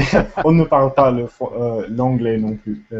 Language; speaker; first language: French; non-native, learner; English